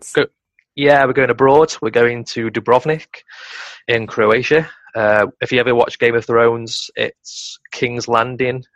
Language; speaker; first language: English; native; English